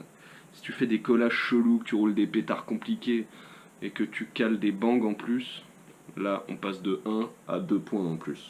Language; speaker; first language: French; native; French